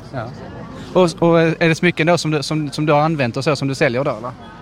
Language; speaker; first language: Swedish; native; Swedish